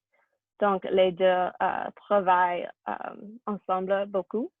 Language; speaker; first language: French; non-native, learner; English